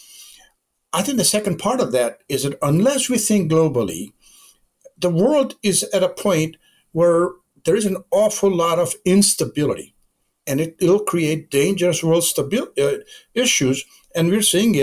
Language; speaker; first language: English; non-native, local second language; Gujarati